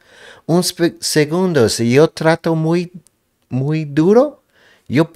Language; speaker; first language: Spanish; non-native, learner; English